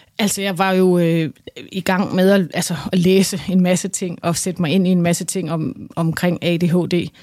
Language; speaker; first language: Danish; native; Danish